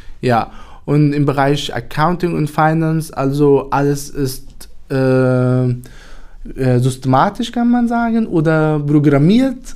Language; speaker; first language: German; non-native, fluent; Arabic